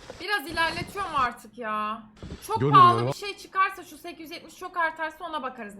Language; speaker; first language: Turkish; native; Turkish